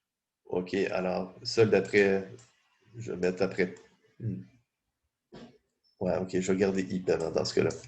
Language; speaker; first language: French; native; French